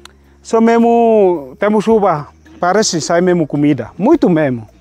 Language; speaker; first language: Portuguese; non-native, learner; Vietnamese